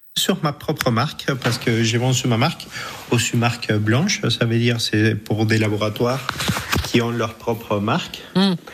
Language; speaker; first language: French; non-native, fluent; Spanish